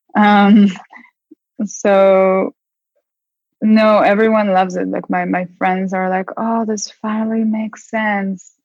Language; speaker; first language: English; non-native, fluent; Hebrew